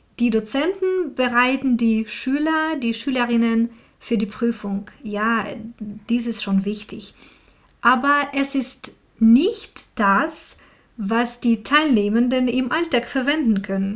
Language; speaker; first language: German; non-native, fluent; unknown